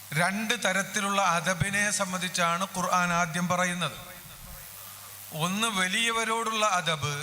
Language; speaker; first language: Malayalam; native; Malayalam